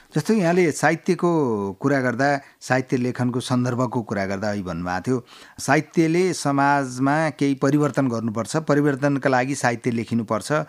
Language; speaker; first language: Nepali; native; Nepali